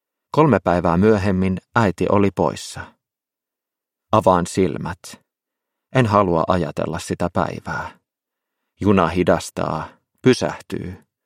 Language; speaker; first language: Finnish; native; Finnish